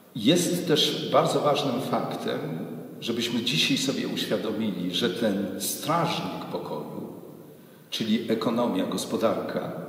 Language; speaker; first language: Polish; native; Polish